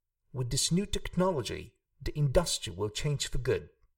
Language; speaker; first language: English; non-native, fluent; Hungarian